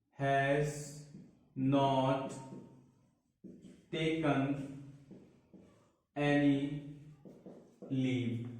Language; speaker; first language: English; non-native, local second language; Hindi